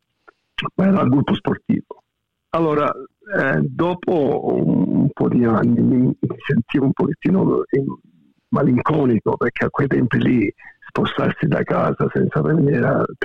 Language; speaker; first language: Italian; native; Italian